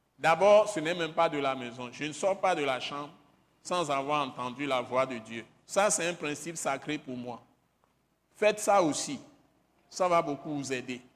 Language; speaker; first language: French; non-native, local second language; Ewe